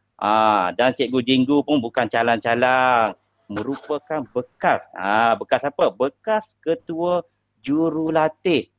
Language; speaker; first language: Malay; native; Malay